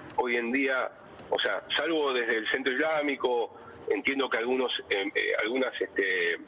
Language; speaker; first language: Spanish; native; Spanish